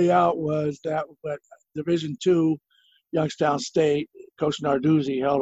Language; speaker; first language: English; native; English